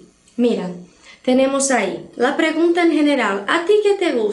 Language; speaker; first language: Spanish; non-native, fluent; Portuguese